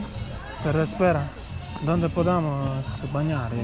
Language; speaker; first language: Spanish; non-native, learner; Croatian